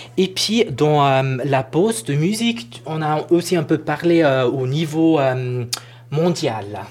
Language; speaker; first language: French; non-native, local second language; Swiss German